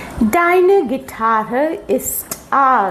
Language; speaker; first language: German; non-native, fluent; Malayalam